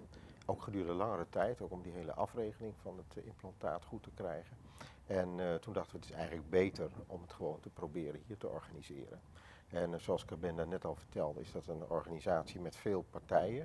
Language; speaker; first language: Dutch; native; Dutch